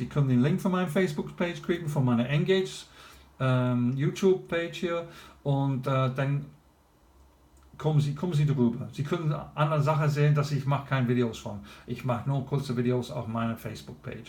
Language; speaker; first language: German; non-native, learner; English